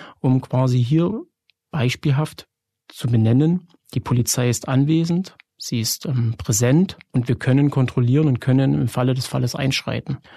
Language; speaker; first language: German; native; German